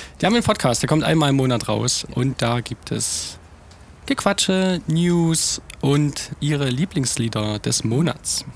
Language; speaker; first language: German; native; German